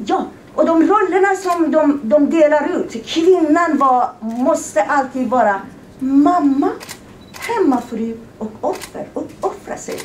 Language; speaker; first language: Swedish; non-native, fluent; Persian